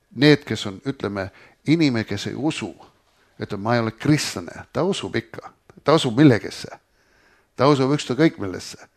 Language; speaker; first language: Estonian; early bilingual, heritage; Estonian